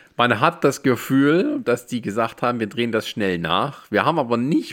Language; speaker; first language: German; native; German